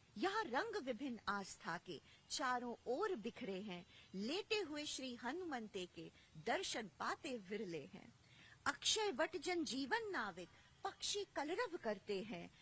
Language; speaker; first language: Hindi; native; Hindi